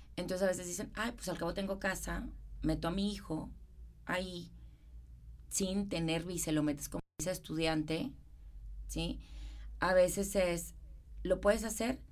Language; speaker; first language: Spanish; native; Spanish